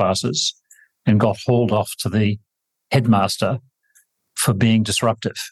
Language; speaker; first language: English; native; English